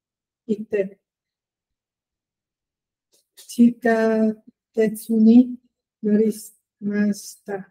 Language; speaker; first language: Japanese; non-native, learner; Spanish